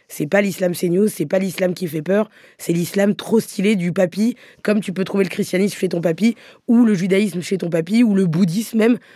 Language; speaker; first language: French; native; French